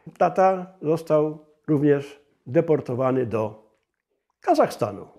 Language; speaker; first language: Polish; native; Polish